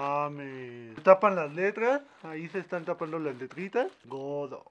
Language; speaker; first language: Spanish; native; Spanish